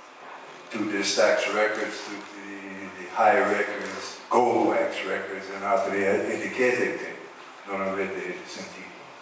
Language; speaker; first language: Italian; non-native, learner; English